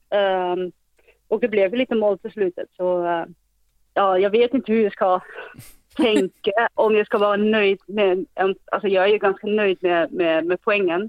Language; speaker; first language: Swedish; non-native, fluent; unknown